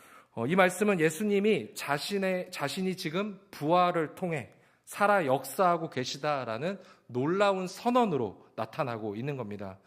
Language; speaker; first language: Korean; native; Korean